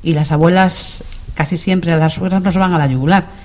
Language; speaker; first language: Spanish; non-native, local second language; Galician